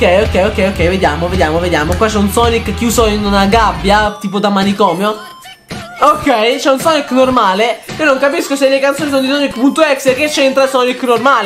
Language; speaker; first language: Italian; native; Italian